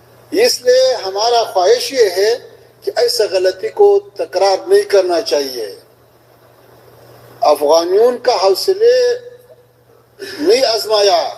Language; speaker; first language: Hindi; non-native, fluent; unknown